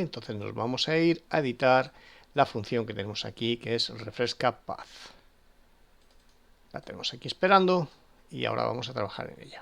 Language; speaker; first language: Spanish; native; Spanish